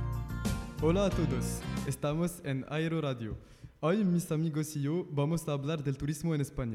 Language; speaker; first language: Spanish; non-native, learner; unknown